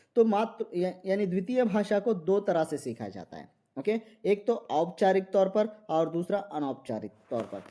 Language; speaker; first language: Hindi; non-native, local second language; Marathi